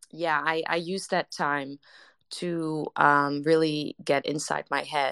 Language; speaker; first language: English; non-native, fluent; Dutch